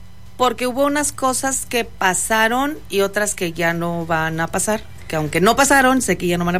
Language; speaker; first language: Spanish; native; Spanish